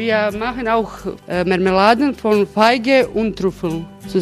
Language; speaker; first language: German; non-native, learner; Croatian